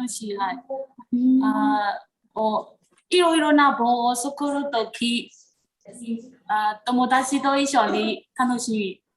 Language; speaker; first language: Japanese; non-native, learner; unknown